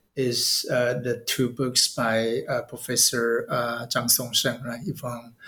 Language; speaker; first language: English; non-native, fluent; Chinese